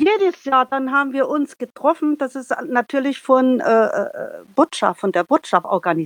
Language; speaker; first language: German; non-native, learner; Vietnamese